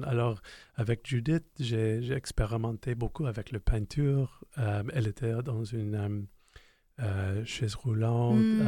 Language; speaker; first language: French; non-native, fluent; English